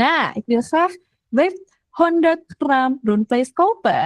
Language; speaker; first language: Dutch; non-native, fluent; Indonesian